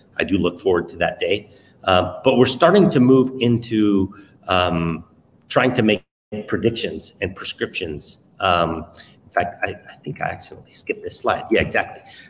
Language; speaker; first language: English; non-native, fluent; Spanish